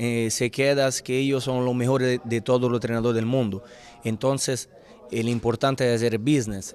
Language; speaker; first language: Spanish; non-native, fluent; Italian